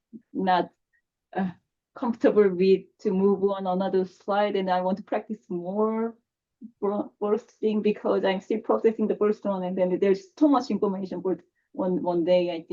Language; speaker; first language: English; non-native, learner; Korean